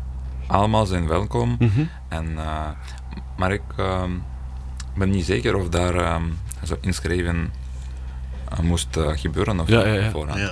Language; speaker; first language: Dutch; non-native, learner; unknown